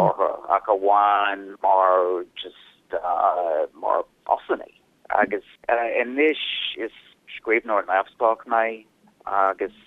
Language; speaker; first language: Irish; non-native, learner; English